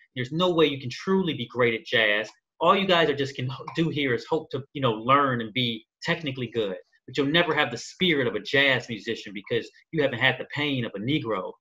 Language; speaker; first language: English; native; English